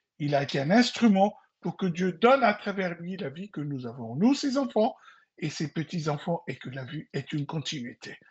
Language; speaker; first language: French; non-native, local second language; Arabic